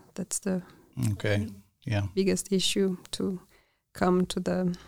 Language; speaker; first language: English; non-native, fluent; French